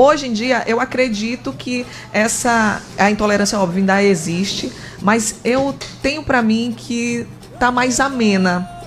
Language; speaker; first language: Portuguese; native; Portuguese